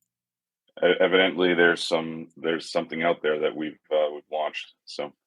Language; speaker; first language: English; native; English